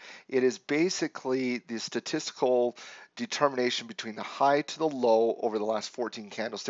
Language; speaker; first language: English; native; English